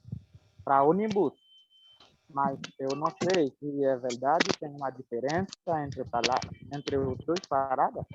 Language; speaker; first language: Portuguese; non-native, learner; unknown